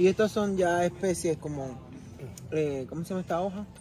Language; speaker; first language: Spanish; native; Spanish